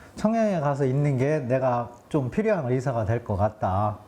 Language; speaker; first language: Korean; native; Korean